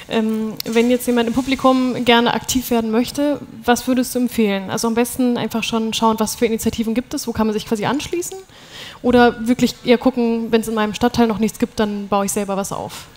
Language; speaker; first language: German; native; German